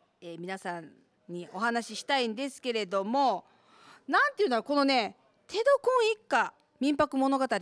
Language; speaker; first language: Japanese; native; Japanese